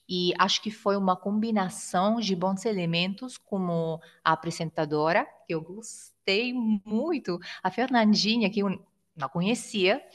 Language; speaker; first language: Portuguese; non-native, fluent; Italian